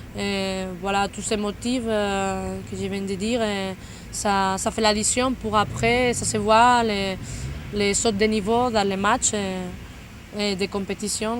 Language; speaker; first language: French; non-native, fluent; Spanish